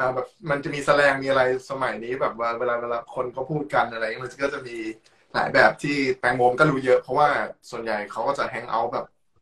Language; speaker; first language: Thai; native; Thai